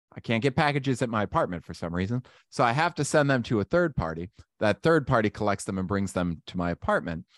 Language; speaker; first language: English; native; English